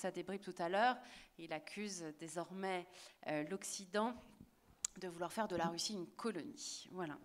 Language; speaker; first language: French; native; French